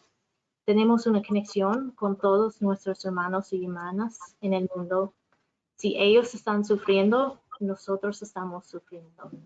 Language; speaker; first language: Spanish; non-native, fluent; English